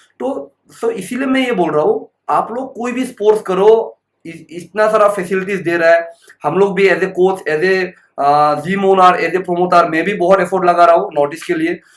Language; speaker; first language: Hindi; non-native, local second language; Assamese